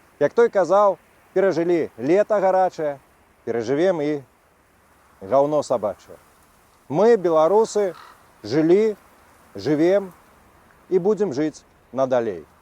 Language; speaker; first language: Belarusian; native; Belarusian